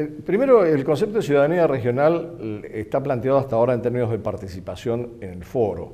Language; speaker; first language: Spanish; native; Spanish